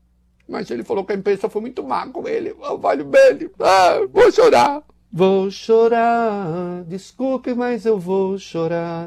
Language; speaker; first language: Portuguese; native; Portuguese